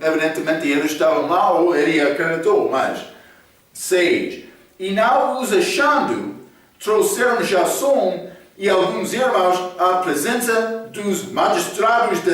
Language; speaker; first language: Portuguese; non-native, fluent; English